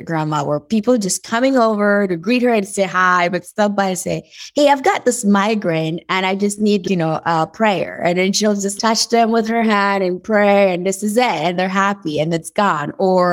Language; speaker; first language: English; non-native, fluent; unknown